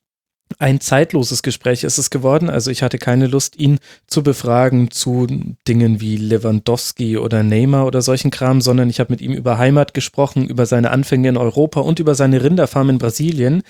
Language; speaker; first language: German; native; German